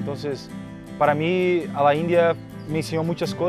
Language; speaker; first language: Spanish; non-native, fluent; Portuguese